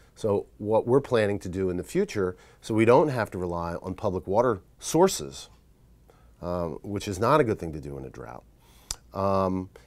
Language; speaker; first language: English; native; English